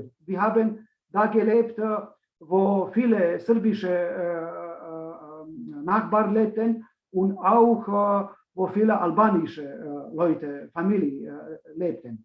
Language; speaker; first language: German; non-native, learner; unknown